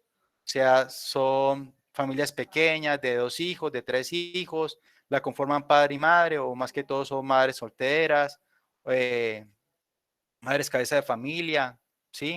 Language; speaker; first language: Spanish; native; Spanish